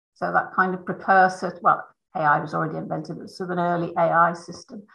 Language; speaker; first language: English; native; English